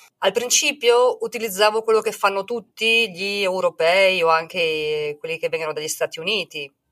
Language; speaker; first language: Italian; native; Italian